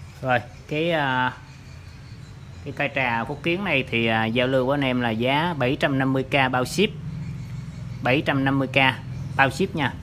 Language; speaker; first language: Vietnamese; native; Vietnamese